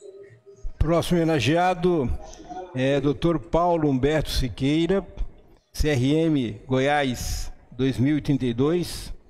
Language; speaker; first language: Portuguese; native; Portuguese